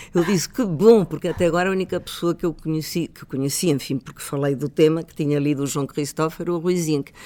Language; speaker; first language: Portuguese; non-native, fluent; Spanish